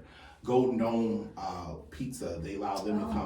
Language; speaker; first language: English; native; English